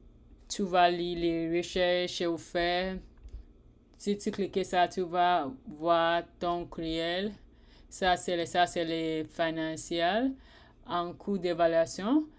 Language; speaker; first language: French; non-native, learner; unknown